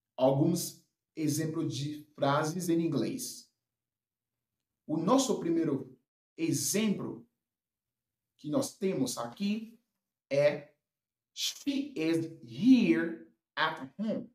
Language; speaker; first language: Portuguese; non-native, fluent; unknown